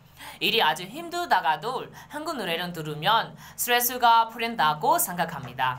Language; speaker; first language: Korean; non-native, learner; Burmese